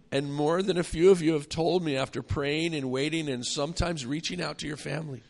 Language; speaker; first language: English; native; English